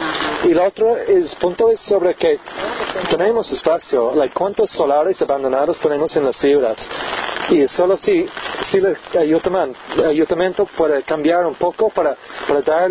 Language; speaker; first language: Spanish; non-native, learner; English